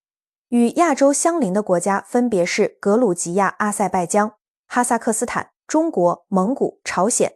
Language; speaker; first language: Chinese; native; Chinese